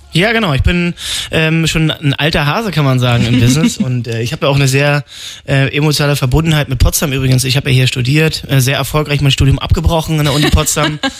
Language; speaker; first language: German; native; German